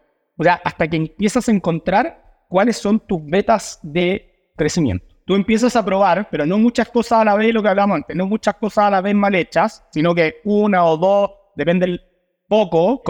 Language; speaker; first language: Spanish; native; Spanish